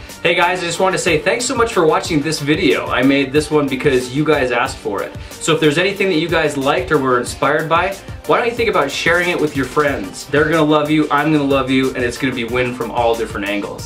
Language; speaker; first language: English; native; English